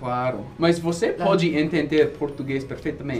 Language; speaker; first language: Portuguese; non-native, fluent; English